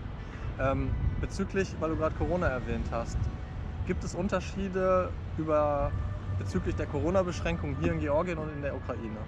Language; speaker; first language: German; native; German